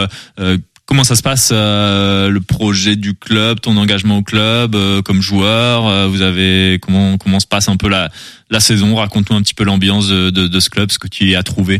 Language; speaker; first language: French; native; French